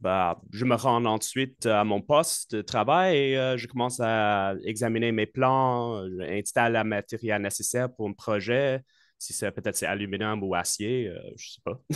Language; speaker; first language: French; non-native, local second language; English